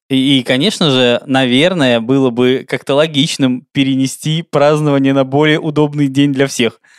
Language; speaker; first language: Russian; native; Russian